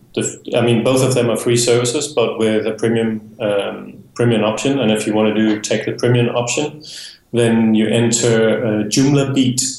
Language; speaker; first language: English; non-native, fluent; Danish